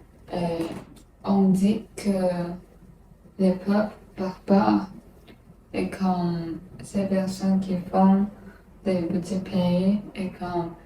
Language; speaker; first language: French; non-native, learner; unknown